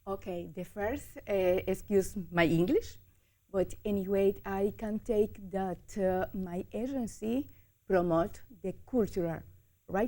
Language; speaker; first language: English; non-native, learner; Spanish